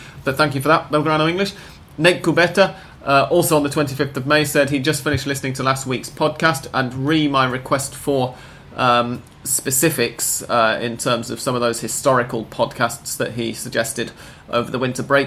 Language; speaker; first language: English; native; English